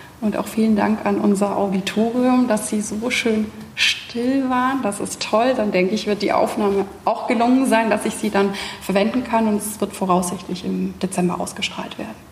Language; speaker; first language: German; native; German